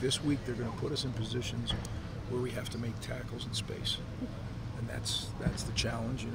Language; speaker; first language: English; native; English